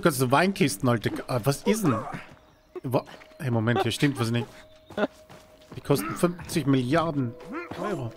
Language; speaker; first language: German; native; German